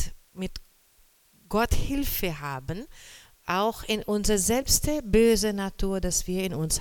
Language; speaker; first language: German; non-native, learner; Portuguese